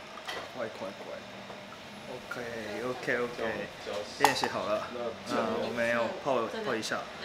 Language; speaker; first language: Chinese; non-native, fluent; Japanese